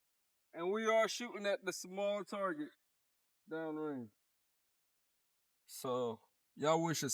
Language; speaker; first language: English; native; English